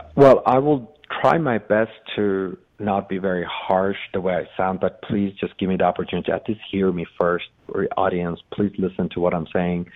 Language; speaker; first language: English; non-native, fluent; Persian